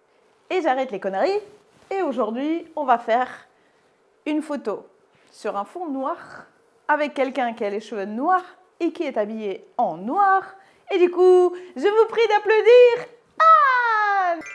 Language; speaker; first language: French; native; French